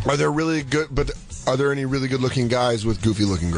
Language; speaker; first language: English; native; English